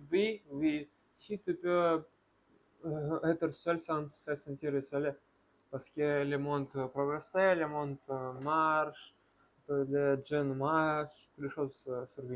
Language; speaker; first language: French; non-native, learner; Russian